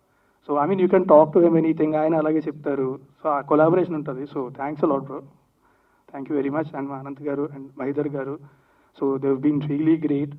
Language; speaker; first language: Telugu; native; Telugu